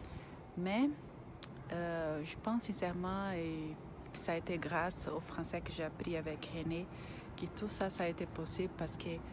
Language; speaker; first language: French; non-native, fluent; Portuguese